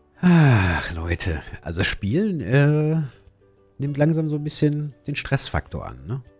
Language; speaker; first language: German; native; German